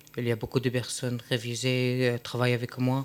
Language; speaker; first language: French; non-native, learner; Arabic